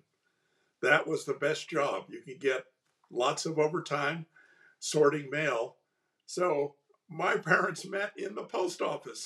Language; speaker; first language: English; native; English